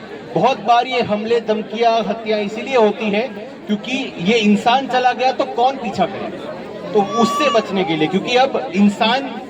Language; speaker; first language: Hindi; native; Hindi